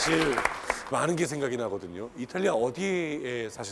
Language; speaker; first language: Korean; native; Korean